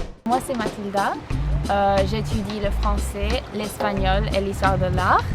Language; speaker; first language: French; non-native, fluent; English